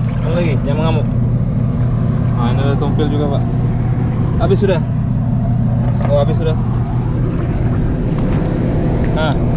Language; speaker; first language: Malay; non-native, local second language; Javanese